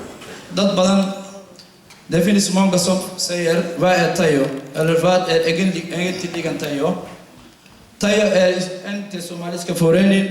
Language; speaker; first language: Swedish; non-native, fluent; Somali